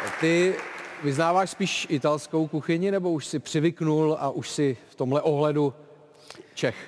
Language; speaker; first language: Czech; native; Czech